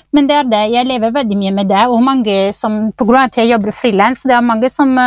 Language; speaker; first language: Norwegian; non-native, fluent; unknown